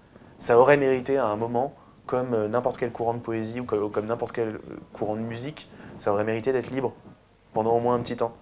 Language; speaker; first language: French; native; French